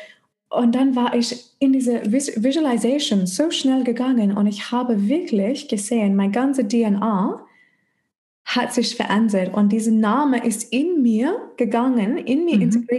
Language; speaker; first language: German; non-native, fluent; English